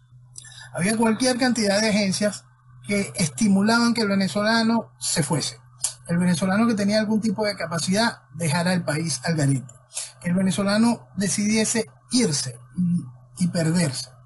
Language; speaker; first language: Spanish; native; Spanish